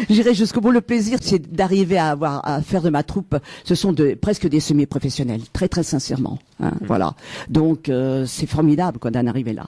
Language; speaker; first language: French; native; French